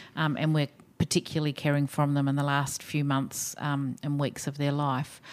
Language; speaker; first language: English; native; English